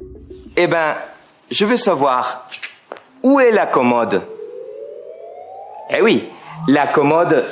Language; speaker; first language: French; non-native, fluent; Spanish